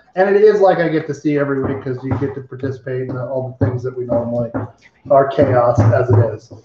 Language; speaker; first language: English; native; English